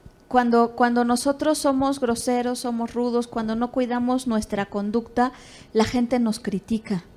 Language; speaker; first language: Spanish; native; Spanish